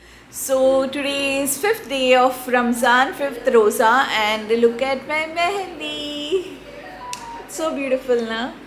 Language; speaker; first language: English; non-native, local second language; Telugu